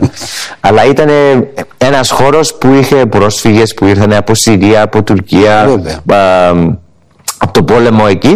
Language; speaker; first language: Greek; early bilingual, heritage; English